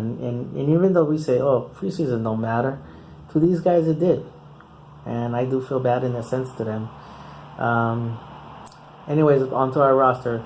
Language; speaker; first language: English; native; English